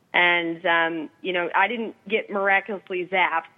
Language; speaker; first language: English; native; English